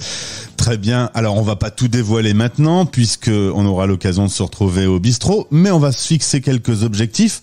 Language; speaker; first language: French; native; French